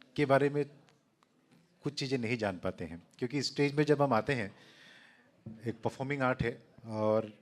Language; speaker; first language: Hindi; non-native, local second language; Assamese